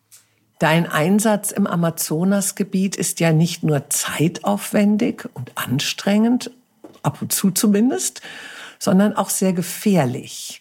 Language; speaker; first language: German; native; German